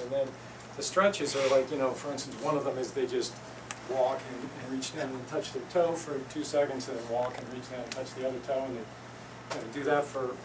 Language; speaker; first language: English; native; English